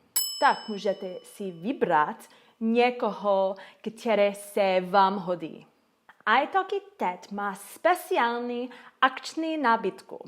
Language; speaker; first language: Czech; non-native, learner; English